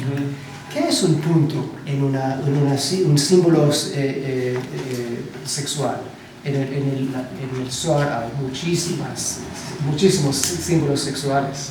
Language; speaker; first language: Spanish; non-native, learner; Hebrew